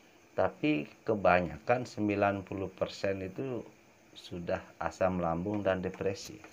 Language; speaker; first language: Indonesian; native; Indonesian